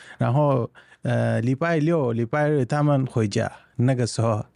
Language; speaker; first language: Chinese; non-native, learner; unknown